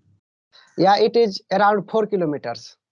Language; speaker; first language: English; non-native, learner; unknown